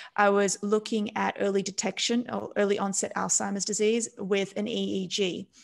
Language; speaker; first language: English; native; English